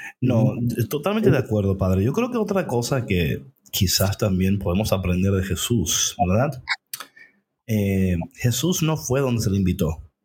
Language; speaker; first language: Spanish; early bilingual, heritage; Spanish